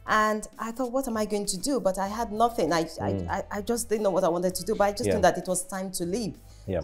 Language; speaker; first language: English; non-native, local second language; Yoruba